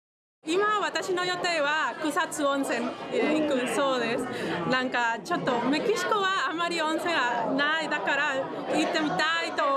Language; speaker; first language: Japanese; non-native, learner; Spanish